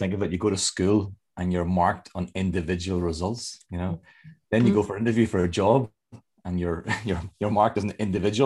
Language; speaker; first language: English; native; English